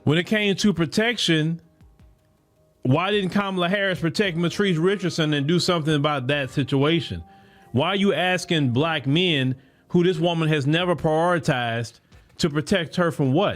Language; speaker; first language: English; native; English